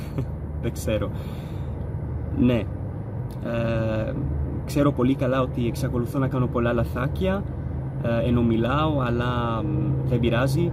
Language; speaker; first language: Greek; non-native, fluent; Arabic